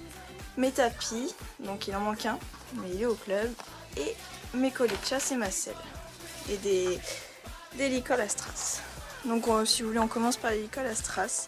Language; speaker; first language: French; native; French